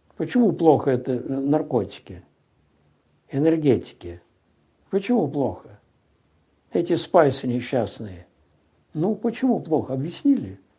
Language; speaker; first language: Russian; native; Russian